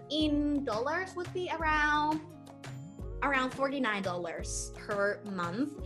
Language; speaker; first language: English; non-native, fluent; Thai